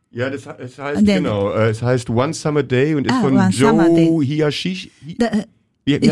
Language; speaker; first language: German; native; German